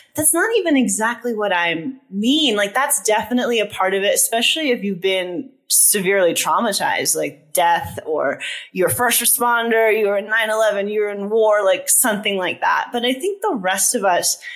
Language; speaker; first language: English; native; English